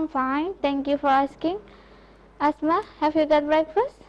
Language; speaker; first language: English; non-native, fluent; Indonesian